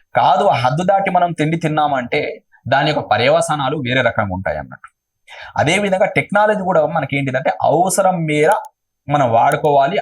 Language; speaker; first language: Telugu; non-native, local second language; Urdu